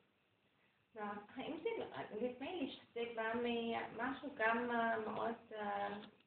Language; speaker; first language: Hebrew; non-native, learner; English